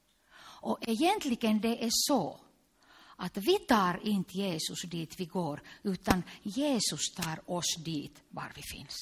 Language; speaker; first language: Swedish; non-native, local second language; Finnish